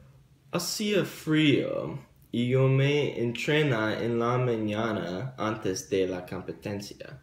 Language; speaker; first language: Spanish; non-native, learner; English